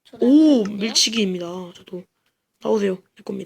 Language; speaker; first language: Korean; native; Korean